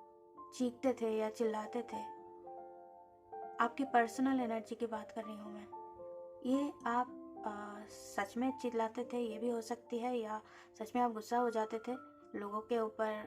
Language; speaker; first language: Hindi; native; Hindi